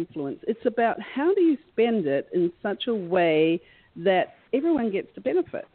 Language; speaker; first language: English; native; English